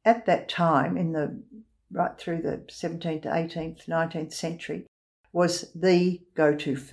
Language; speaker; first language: English; native; English